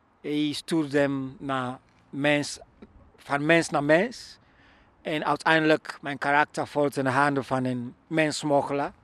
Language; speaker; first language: Dutch; non-native, learner; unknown